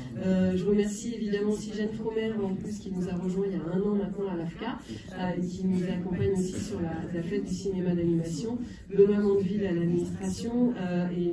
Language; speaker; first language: French; native; French